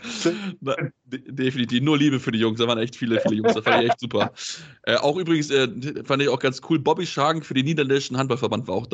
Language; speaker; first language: German; native; German